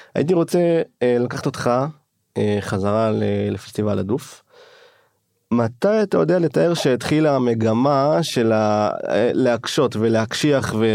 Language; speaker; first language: Hebrew; native; Hebrew